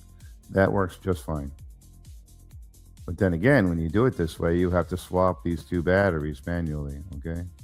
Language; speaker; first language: English; native; English